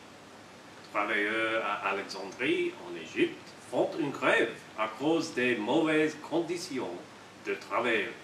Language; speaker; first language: French; non-native, learner; English